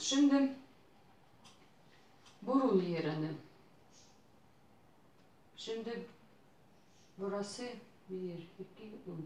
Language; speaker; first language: Turkish; non-native, learner; Russian